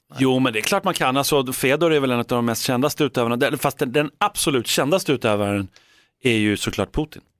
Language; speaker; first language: Swedish; native; Swedish